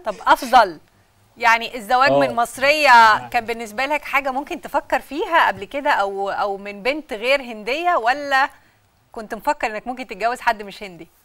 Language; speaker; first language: Arabic; native; Arabic